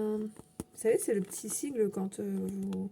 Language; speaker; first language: French; native; French